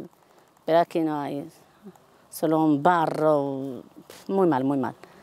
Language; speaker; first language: Spanish; non-native, learner; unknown